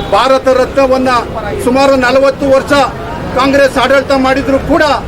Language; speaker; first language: Kannada; native; Kannada